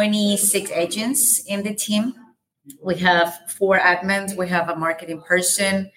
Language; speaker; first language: English; non-native, fluent; Spanish